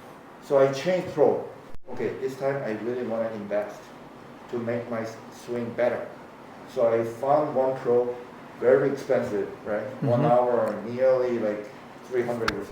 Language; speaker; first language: English; non-native, fluent; Korean